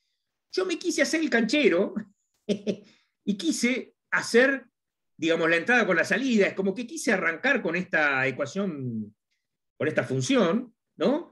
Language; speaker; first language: Spanish; native; Spanish